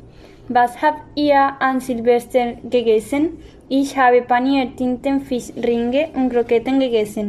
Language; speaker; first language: German; non-native, learner; Spanish